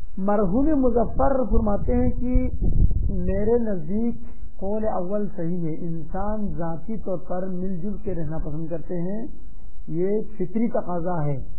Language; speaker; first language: Urdu; non-native, local second language; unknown